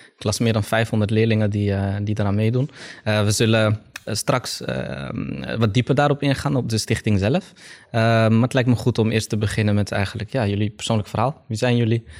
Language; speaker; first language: Dutch; early bilingual, other home language; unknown